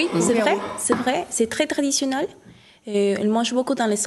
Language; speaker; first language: French; non-native, learner; Spanish